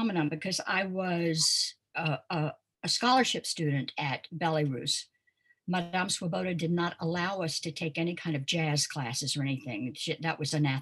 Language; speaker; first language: English; native; English